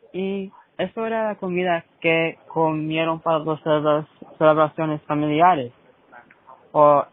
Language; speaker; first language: Spanish; early bilingual, heritage; Spanish